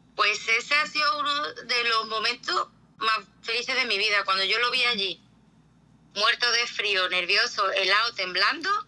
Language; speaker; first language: Spanish; native; Spanish